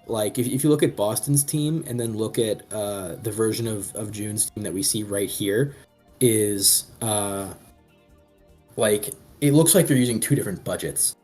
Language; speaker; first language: English; native; English